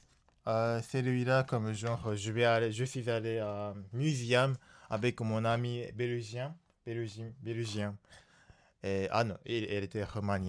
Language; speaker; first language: French; non-native, learner; Japanese